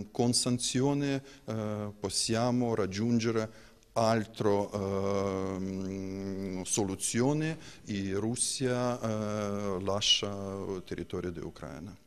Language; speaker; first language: Italian; non-native, learner; Ukrainian